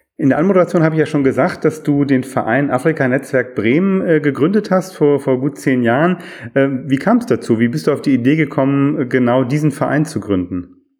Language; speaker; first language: German; native; German